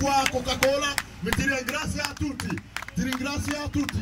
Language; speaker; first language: Italian; non-native, learner; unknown